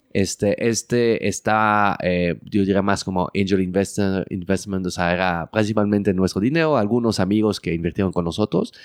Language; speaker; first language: Spanish; early bilingual, heritage; French